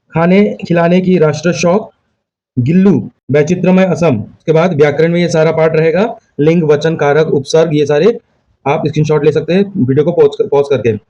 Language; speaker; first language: Hindi; non-native, local second language; Assamese